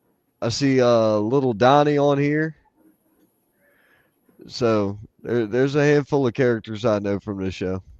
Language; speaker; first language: English; native; English